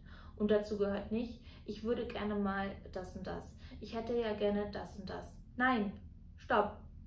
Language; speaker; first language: German; native; German